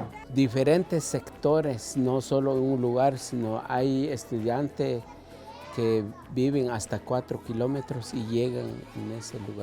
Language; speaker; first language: Spanish; non-native, local second language; Kʼicheʼ